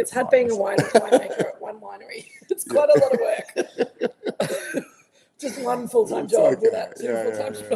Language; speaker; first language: English; native; English